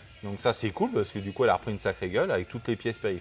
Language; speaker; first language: French; native; French